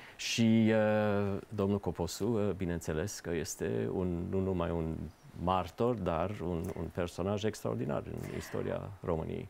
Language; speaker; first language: Romanian; early bilingual, heritage; Romanian